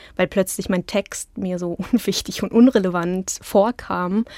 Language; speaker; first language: German; early bilingual, other home language; Russian